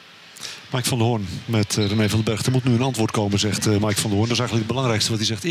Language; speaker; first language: Dutch; native; Dutch